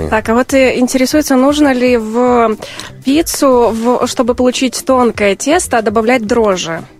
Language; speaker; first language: Russian; native; Russian